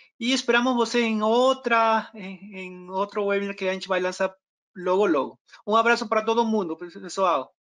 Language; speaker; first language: Portuguese; non-native, fluent; Spanish